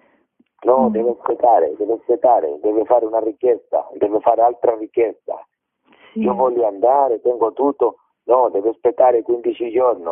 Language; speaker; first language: Italian; non-native, learner; Spanish